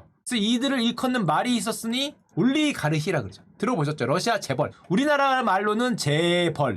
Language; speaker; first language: Korean; native; Korean